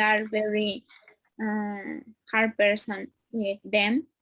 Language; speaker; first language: English; non-native, learner; Spanish